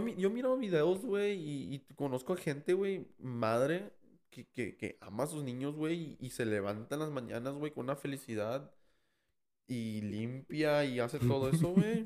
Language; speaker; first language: Spanish; early bilingual, heritage; Spanish